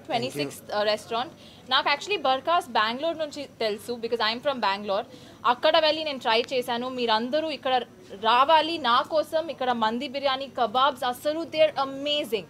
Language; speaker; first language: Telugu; non-native, learner; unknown